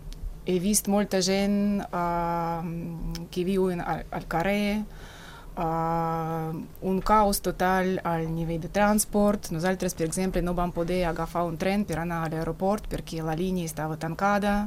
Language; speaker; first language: Catalan; non-native, fluent; Russian